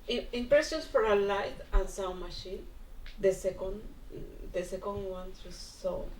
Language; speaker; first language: English; non-native, learner; Spanish